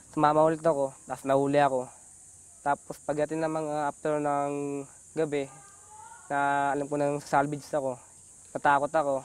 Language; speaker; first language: Filipino; native; Filipino